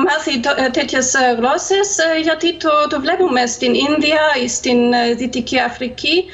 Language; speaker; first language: Greek; non-native, fluent; German